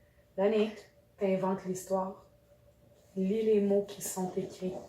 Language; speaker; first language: French; native; French